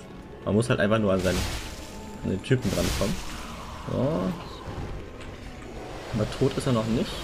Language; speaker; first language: German; native; German